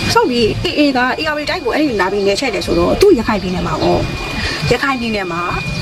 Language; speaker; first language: Burmese; native; Burmese